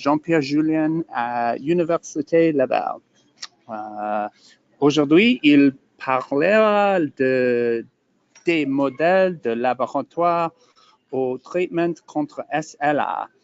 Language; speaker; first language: French; non-native, learner; English